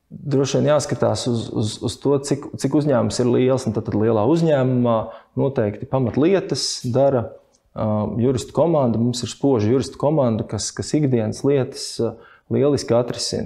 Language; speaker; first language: Latvian; native; Latvian